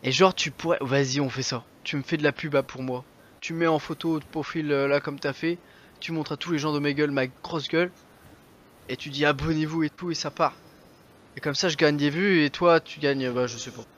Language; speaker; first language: French; native; French